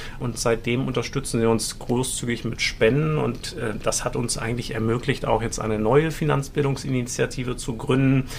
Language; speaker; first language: German; native; German